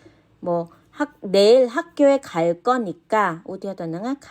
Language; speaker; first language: Korean; non-native, fluent; Khmer